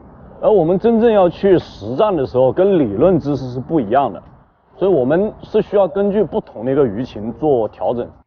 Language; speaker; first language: Chinese; native; Chinese